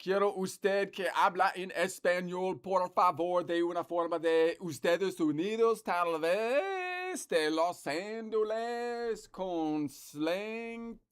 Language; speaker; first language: Spanish; non-native, learner; English